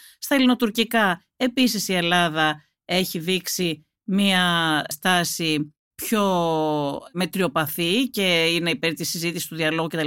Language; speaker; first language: Greek; native; Greek